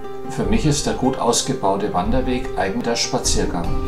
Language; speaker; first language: German; native; German